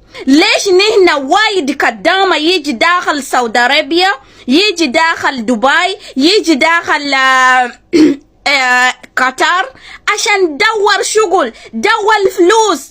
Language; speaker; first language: Arabic; non-native, learner; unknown